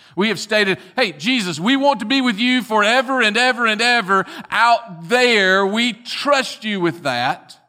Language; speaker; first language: English; native; English